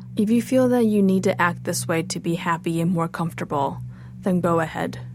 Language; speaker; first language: English; early bilingual, other home language; Chinese